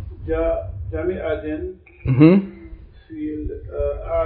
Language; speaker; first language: Arabic; non-native, learner; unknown